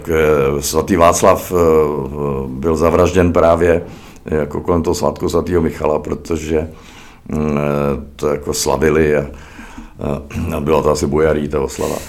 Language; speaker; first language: Czech; native; Czech